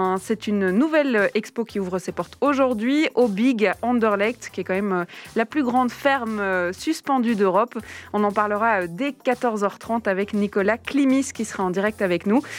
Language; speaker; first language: French; native; French